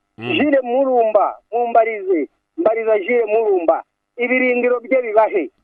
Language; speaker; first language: Kinyarwanda; native; Kinyarwanda